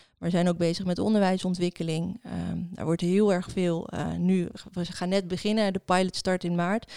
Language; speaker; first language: Dutch; early bilingual, other home language; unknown